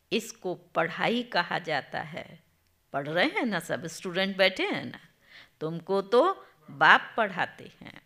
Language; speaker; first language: Hindi; non-native, local second language; Gujarati